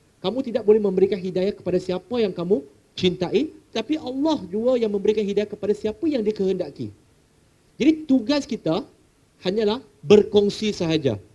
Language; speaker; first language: Malay; non-native, local second language; Chinese